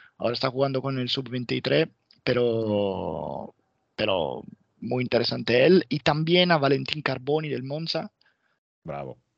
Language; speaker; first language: Spanish; non-native, fluent; Italian